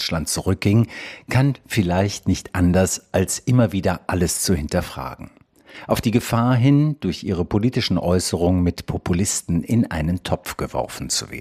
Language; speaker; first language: German; native; German